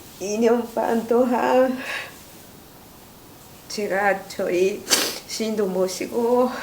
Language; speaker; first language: Korean; non-native, learner; Japanese